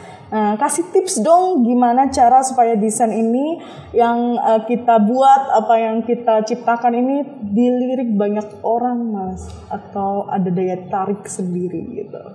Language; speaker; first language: Indonesian; native; Indonesian